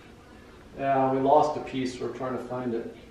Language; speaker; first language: English; native; English